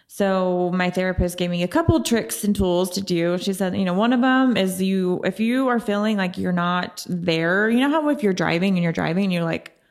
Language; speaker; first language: English; native; English